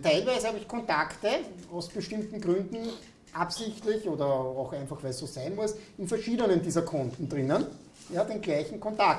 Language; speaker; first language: German; native; German